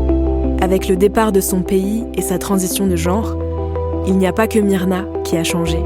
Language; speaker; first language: French; native; French